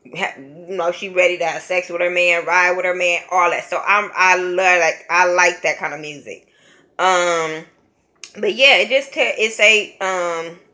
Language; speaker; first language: English; native; English